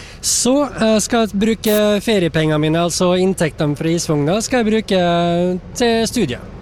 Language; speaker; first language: Norwegian; native; Norwegian